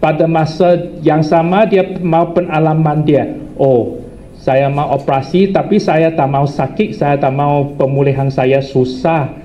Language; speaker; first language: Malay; non-native, local second language; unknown